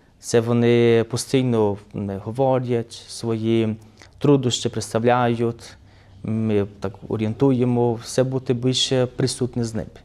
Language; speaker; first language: Ukrainian; early bilingual, heritage; Ukrainian